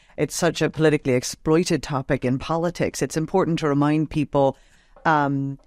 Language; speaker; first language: English; native; English